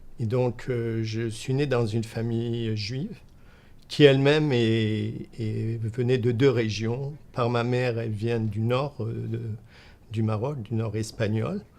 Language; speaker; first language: French; native; French